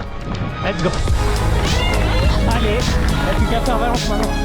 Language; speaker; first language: French; native; French